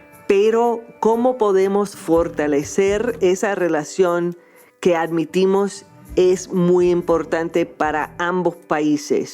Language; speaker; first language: Spanish; non-native, fluent; English